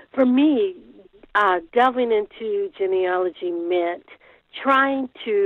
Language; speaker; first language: English; native; English